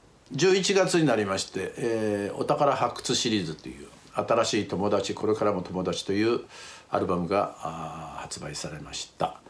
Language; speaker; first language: Japanese; native; Japanese